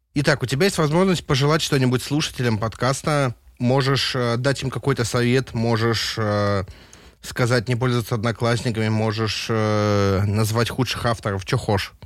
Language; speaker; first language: Russian; native; Russian